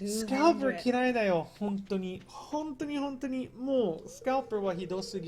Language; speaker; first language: Japanese; non-native, fluent; English